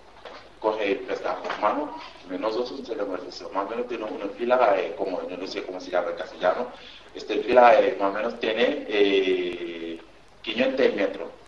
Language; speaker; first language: Spanish; non-native, learner; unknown